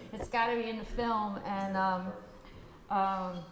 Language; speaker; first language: English; native; English